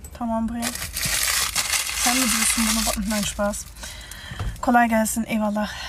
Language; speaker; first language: Turkish; early bilingual, heritage; Turkish